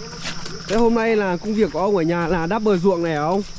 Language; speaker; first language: Vietnamese; native; Vietnamese